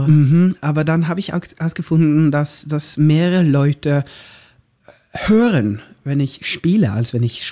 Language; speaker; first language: German; non-native, learner; Norwegian